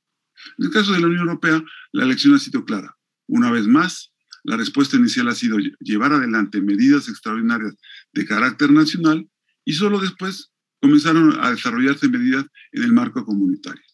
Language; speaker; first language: Spanish; native; Spanish